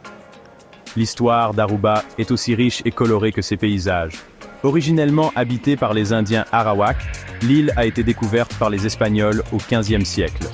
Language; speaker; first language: French; native; French